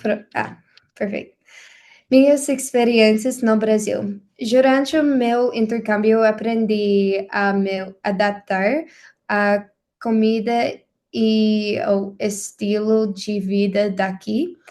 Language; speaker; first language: Portuguese; non-native, learner; English